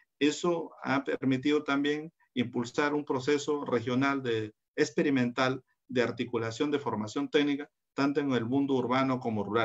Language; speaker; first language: Spanish; native; Spanish